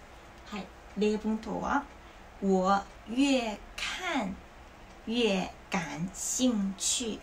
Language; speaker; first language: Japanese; non-native, learner; Chinese